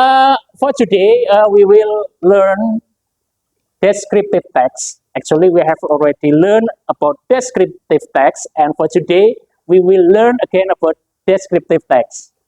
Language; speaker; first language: English; non-native, fluent; Indonesian